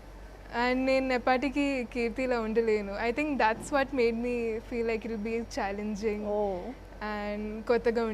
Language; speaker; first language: Telugu; non-native, fluent; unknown